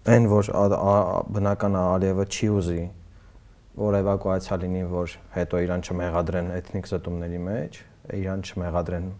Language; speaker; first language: Armenian; native; Armenian